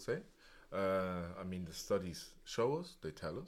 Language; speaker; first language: English; non-native, fluent; German